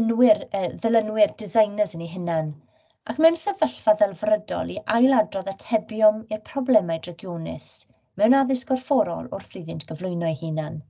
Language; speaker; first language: Welsh; native; Welsh